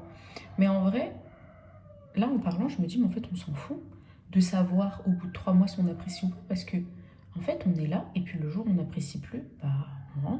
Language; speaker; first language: French; native; French